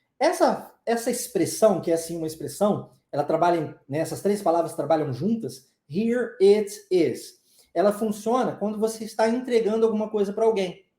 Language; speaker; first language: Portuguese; early bilingual, heritage; Portuguese